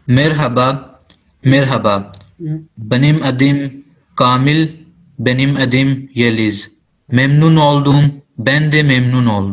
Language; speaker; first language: Turkish; non-native, learner; Urdu